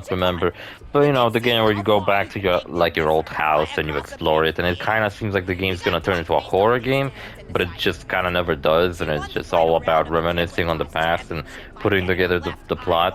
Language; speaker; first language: English; non-native, fluent; Polish